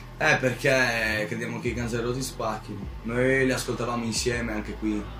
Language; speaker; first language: Italian; native; Italian